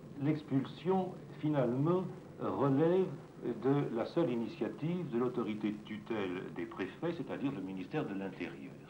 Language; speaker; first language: French; native; French